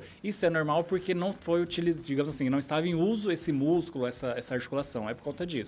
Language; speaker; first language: Portuguese; native; Portuguese